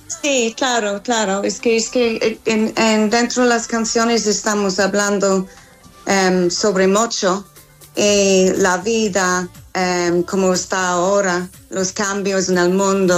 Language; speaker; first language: Spanish; non-native, learner; English